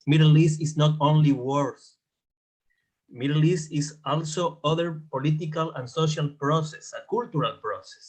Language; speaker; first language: English; non-native, fluent; Spanish